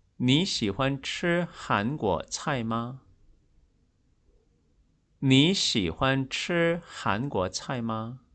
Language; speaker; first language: Chinese; non-native, fluent; Korean